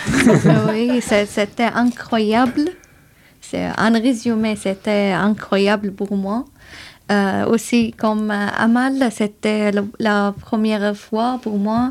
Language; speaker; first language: French; non-native, learner; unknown